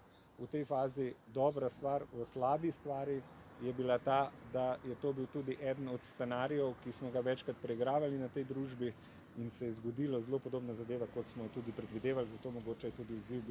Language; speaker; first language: Slovenian; native; Slovenian